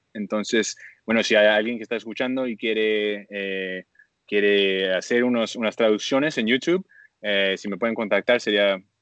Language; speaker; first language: Spanish; early bilingual, heritage; Spanish